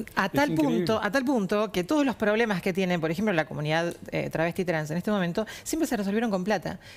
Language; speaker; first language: Spanish; native; Spanish